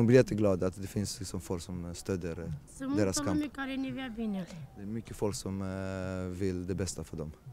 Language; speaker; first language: Swedish; early bilingual, other home language; Romanian